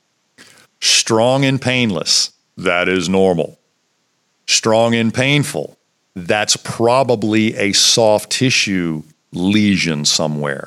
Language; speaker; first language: English; native; English